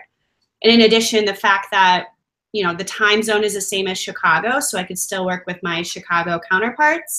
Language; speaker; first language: English; native; English